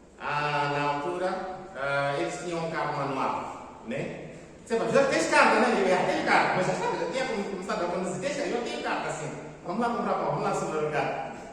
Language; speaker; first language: Portuguese; non-native, local second language; Tsonga